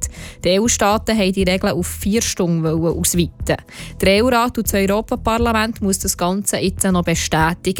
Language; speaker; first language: German; native; German